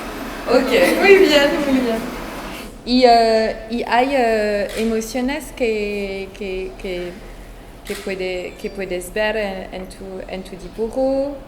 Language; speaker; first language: Spanish; non-native, fluent; French